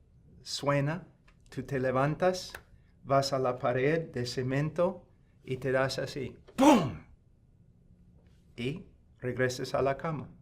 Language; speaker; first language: Spanish; non-native, fluent; English